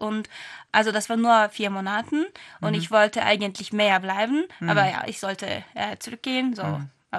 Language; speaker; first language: German; non-native, fluent; Turkish